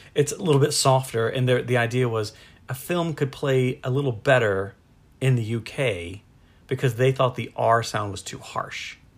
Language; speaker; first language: English; native; English